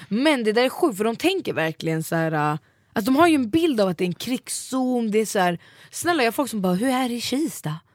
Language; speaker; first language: Swedish; native; Swedish